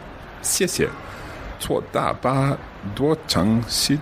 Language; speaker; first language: Chinese; non-native, learner; English